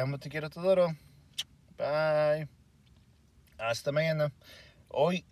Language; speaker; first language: Spanish; early bilingual, heritage; Spanish